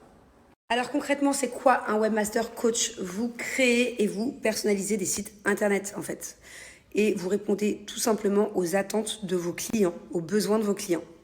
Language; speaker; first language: French; native; French